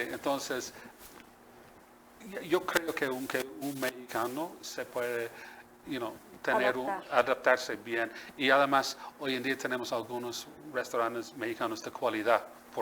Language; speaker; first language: Spanish; non-native, fluent; English